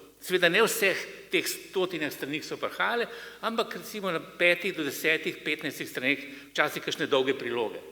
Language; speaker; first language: Slovenian; native; Slovenian